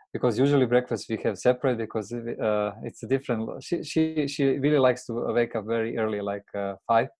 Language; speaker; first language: English; non-native, fluent; Croatian